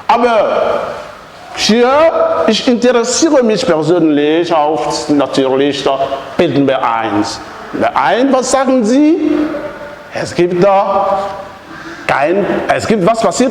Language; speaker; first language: German; non-native, fluent; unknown